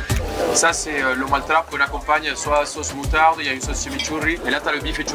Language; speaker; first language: French; non-native, fluent; Spanish